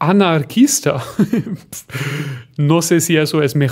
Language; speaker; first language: Spanish; non-native, fluent; German